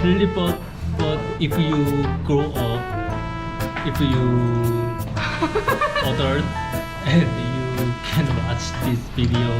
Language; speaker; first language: English; non-native, learner; Korean